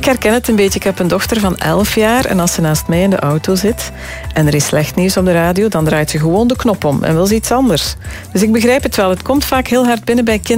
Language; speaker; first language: Dutch; native; Dutch